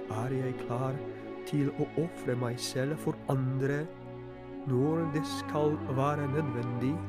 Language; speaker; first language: Norwegian; non-native, fluent; Polish